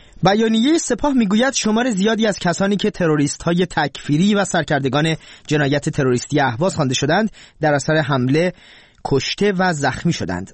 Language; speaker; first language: Persian; native; Persian